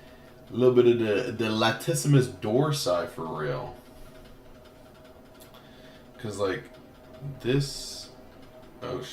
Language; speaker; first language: English; native; English